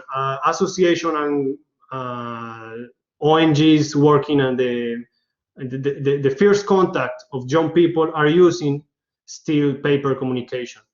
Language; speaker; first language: English; non-native, learner; Spanish